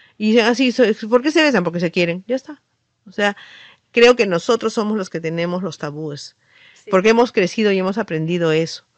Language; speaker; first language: Spanish; native; Spanish